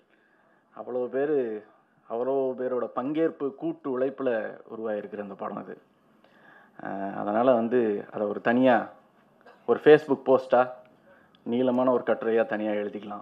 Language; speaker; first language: Tamil; native; Tamil